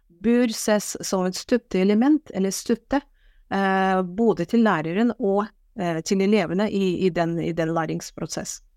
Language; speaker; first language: Norwegian; non-native, fluent; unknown